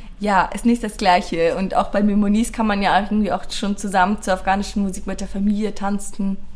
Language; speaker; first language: German; early bilingual, other home language; Persian